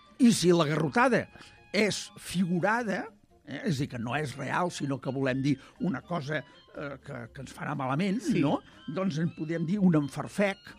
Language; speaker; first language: Catalan; native; Catalan